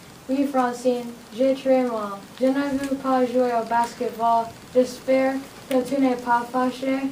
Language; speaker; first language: French; non-native, learner; English